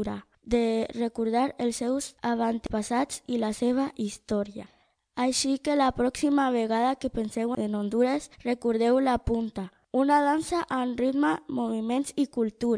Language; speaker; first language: Catalan; early bilingual, other home language; Spanish